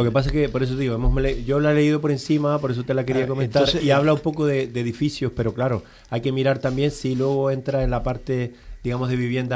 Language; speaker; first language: Spanish; native; Spanish